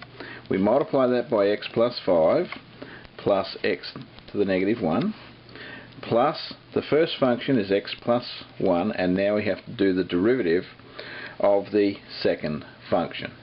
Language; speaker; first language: English; native; English